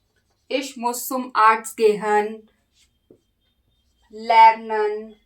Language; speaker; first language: German; non-native, learner; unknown